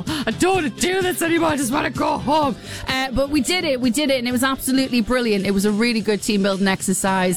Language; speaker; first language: English; native; English